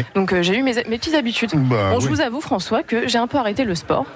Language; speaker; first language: French; native; French